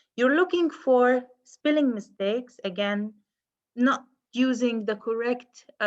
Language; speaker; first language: English; non-native, fluent; Arabic